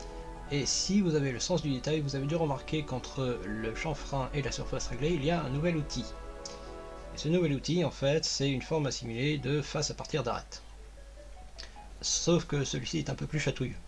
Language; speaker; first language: French; native; French